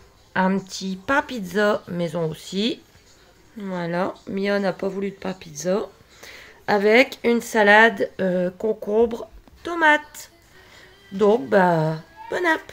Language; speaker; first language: French; native; French